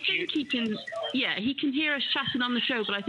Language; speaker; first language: English; native; English